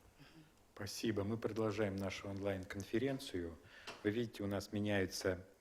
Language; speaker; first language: Russian; native; Russian